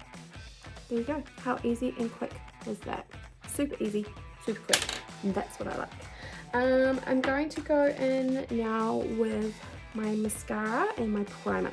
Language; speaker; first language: English; native; English